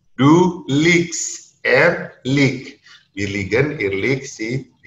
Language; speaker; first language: German; non-native, learner; Indonesian